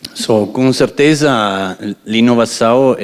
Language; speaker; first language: Portuguese; non-native, fluent; Italian